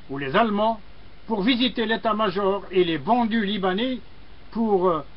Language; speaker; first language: French; non-native, local second language; Arabic